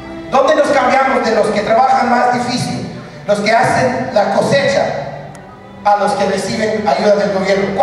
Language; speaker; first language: Spanish; early bilingual, heritage; Spanish